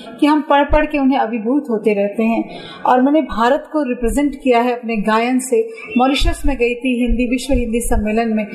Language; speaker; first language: Hindi; native; Hindi